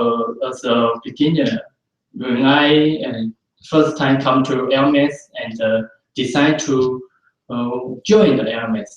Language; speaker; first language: English; non-native, fluent; Chinese